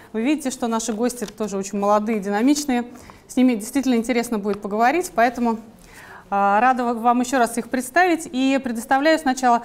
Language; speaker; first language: Russian; native; Russian